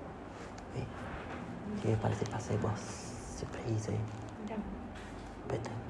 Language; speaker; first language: French; non-native, learner; Vietnamese